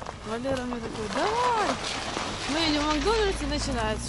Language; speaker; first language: Russian; native; Russian